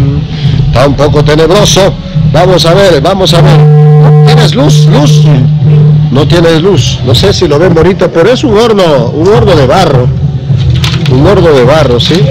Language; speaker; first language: Spanish; native; Spanish